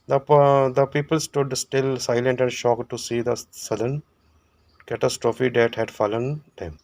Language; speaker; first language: English; non-native, local second language; Punjabi